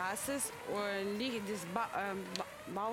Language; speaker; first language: German; non-native, learner; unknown